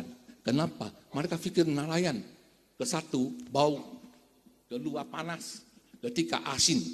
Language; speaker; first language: Indonesian; non-native, fluent; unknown